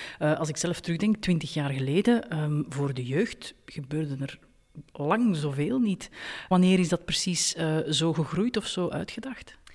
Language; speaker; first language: Dutch; native; Dutch